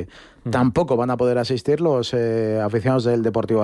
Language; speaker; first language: Spanish; native; Spanish